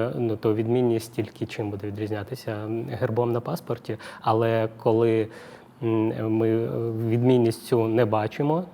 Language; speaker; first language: Ukrainian; non-native, local second language; Russian